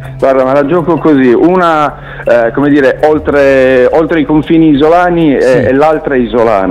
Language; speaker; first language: Italian; native; Italian